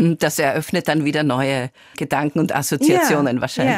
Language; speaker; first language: German; native; German